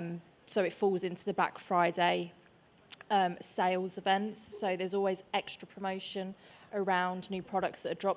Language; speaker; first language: English; native; English